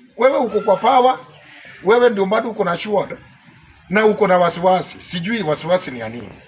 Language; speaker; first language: Swahili; non-native, local second language; Luo (Kenya and Tanzania)